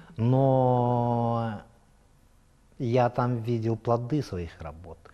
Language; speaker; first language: Russian; native; Russian